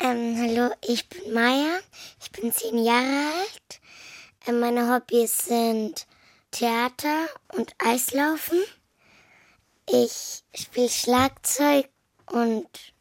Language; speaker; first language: German; early bilingual, other home language; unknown